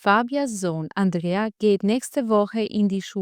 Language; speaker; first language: German; non-native, fluent; Albanian